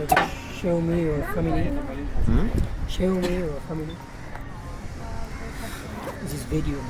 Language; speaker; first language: English; non-native, learner; Arabic